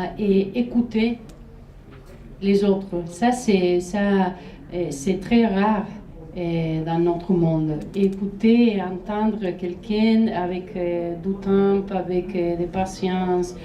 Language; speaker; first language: French; non-native, fluent; Spanish